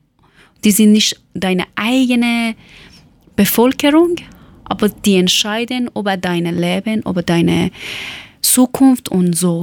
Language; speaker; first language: German; non-native, learner; Persian